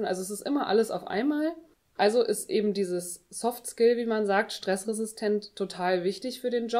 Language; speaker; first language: German; native; German